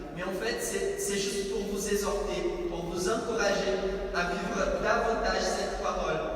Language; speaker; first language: French; non-native, fluent; Portuguese